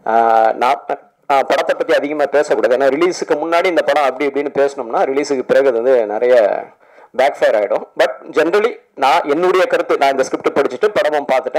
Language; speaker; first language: Tamil; native; Tamil